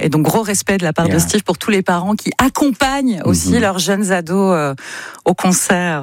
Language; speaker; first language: French; native; French